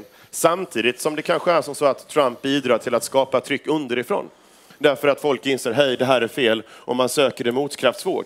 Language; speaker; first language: Swedish; native; Swedish